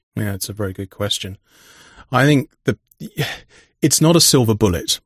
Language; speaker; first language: English; native; English